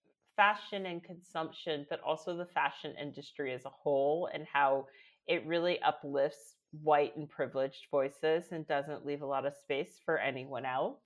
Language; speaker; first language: English; native; English